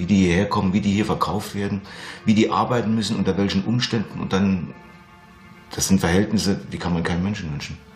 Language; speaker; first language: German; native; German